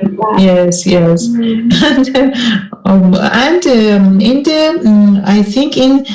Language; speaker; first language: English; non-native, learner; Persian